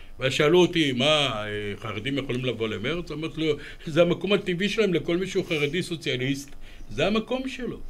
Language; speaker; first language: Hebrew; early bilingual, other home language; Romanian